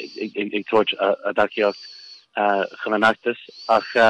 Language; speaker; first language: Irish; non-native, local second language; English